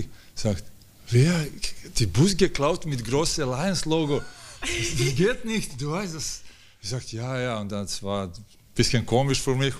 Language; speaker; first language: German; non-native, learner; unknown